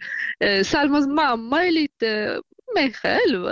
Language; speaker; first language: Swedish; non-native, fluent; Persian